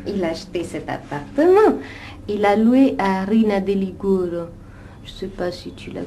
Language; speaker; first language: French; non-native, fluent; Italian